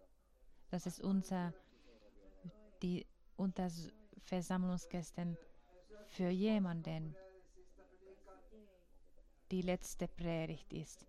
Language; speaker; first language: German; non-native, fluent; Finnish